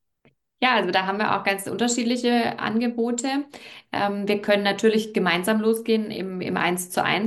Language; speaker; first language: German; native; German